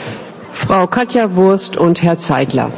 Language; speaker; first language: German; native; German